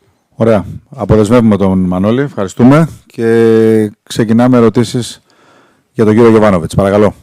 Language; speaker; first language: Greek; native; Greek